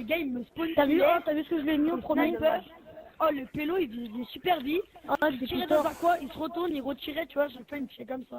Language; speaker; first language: French; native; French